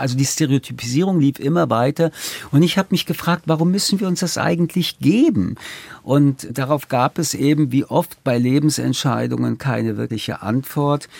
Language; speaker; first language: German; early bilingual, other home language; French